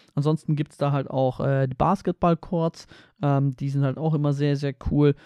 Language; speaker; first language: German; early bilingual, other home language; Polish